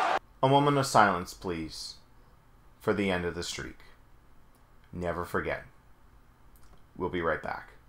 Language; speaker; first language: English; native; English